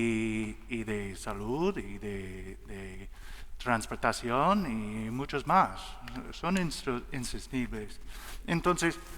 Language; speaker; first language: Spanish; non-native, learner; English